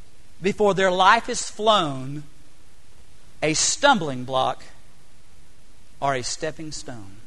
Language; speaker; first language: English; native; English